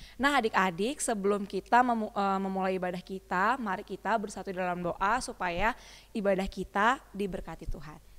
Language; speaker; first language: Indonesian; native; Indonesian